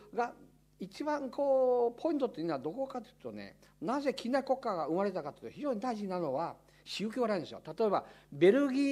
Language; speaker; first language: Japanese; non-native, fluent; Chinese